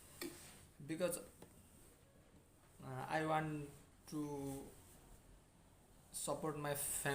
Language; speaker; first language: English; non-native, learner; Nepali